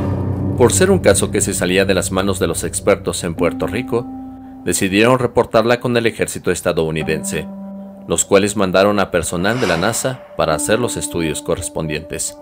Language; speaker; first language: Spanish; native; Spanish